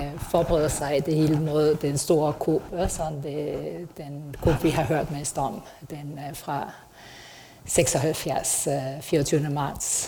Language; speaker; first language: Danish; early bilingual, heritage; Spanish